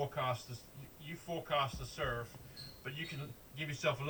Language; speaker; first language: English; native; English